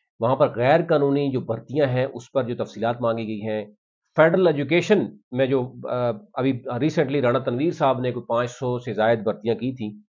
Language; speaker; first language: Urdu; non-native, local second language; Punjabi